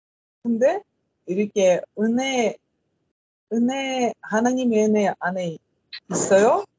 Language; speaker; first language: Korean; non-native, learner; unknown